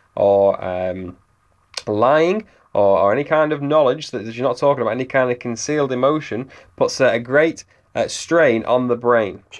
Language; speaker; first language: English; native; English